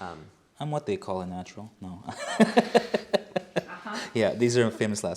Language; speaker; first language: English; native; English